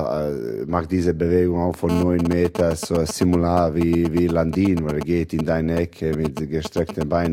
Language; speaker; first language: German; non-native, fluent; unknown